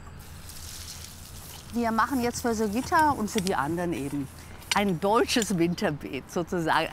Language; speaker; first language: German; native; German